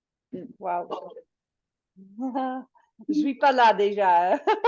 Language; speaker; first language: French; non-native, fluent; Dutch